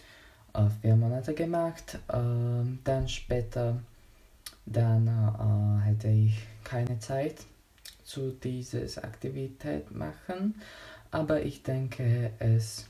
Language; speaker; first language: German; non-native, learner; Slovak